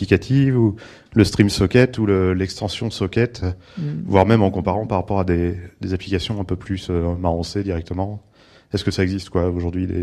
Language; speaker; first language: French; native; French